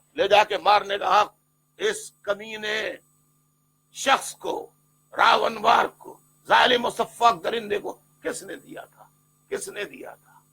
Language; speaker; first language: Urdu; native; Urdu